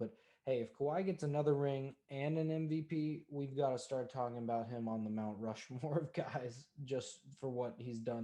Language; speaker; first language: English; native; English